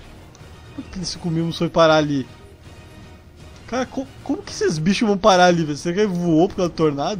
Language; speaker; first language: Portuguese; native; Portuguese